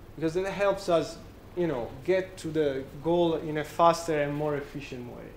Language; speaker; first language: English; non-native, fluent; Italian